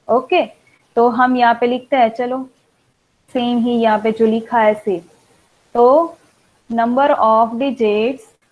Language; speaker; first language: Hindi; non-native, local second language; Gujarati